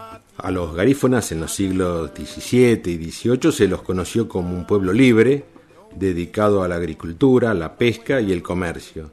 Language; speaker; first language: Spanish; native; Spanish